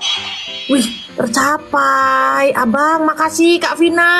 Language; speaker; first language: Indonesian; native; Indonesian